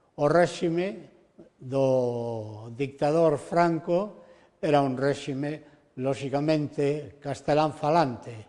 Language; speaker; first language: Galician; non-native, local second language; Spanish